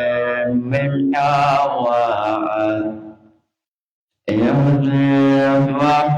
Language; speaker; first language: Arabic; non-native, fluent; Indonesian